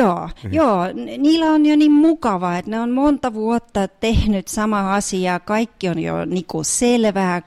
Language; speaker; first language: Finnish; non-native, fluent; Russian